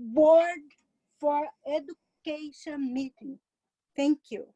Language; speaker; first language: English; non-native, learner; Portuguese